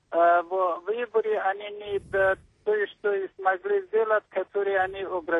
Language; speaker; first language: Russian; non-native, learner; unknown